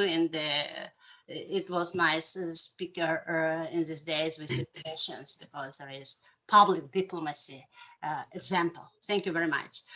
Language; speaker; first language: English; non-native, learner; Russian